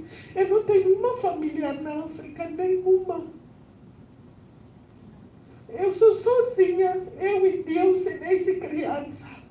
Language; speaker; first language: Portuguese; non-native, learner; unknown